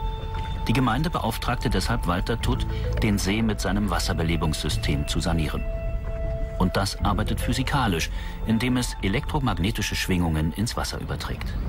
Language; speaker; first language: German; native; German